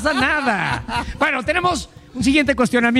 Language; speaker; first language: Spanish; native; Spanish